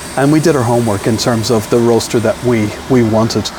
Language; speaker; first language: English; native; English